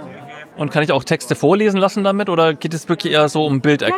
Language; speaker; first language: German; native; German